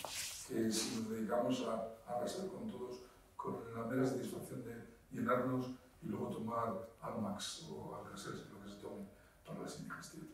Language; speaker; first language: Spanish; native; Spanish